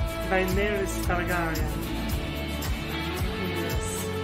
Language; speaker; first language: English; non-native, learner; Russian